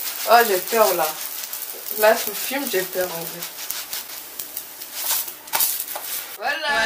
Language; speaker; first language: French; non-native, learner; Korean